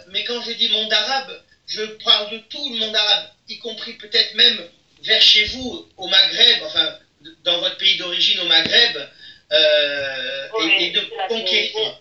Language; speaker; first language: French; native; French